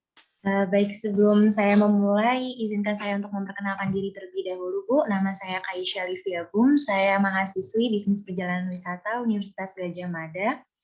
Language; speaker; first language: Indonesian; native; Indonesian